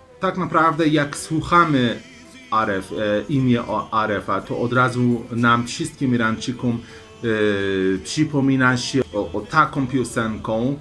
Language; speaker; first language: Polish; non-native, learner; Persian